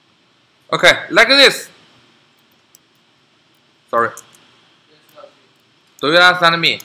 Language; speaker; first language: English; non-native, learner; Chinese